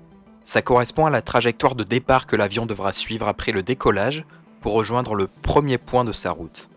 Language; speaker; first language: French; native; French